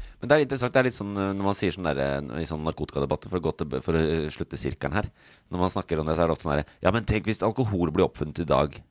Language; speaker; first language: Norwegian; native; Norwegian